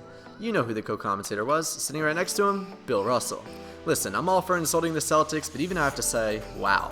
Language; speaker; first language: English; native; English